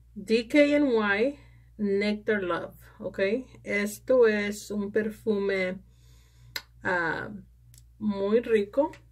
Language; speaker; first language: Spanish; early bilingual, heritage; Spanish